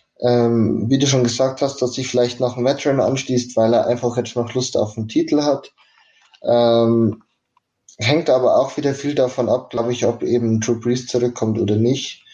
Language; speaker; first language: German; native; German